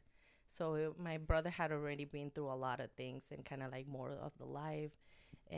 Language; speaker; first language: English; non-native, fluent; Spanish